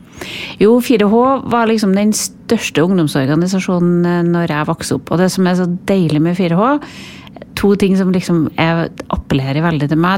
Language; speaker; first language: Norwegian; native; Norwegian